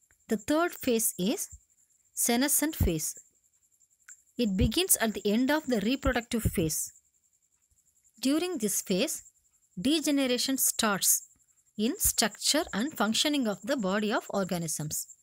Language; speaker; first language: English; non-native, local second language; Tamil